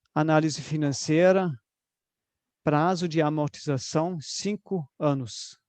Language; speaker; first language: Portuguese; non-native, fluent; German